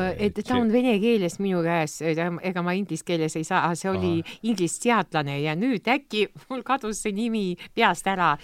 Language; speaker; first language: Estonian; non-native, local second language; Russian